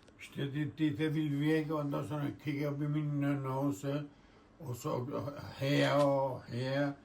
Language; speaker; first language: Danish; non-native, fluent; Turkish